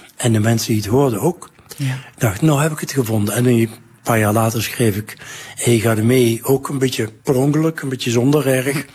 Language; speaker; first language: Dutch; native; Dutch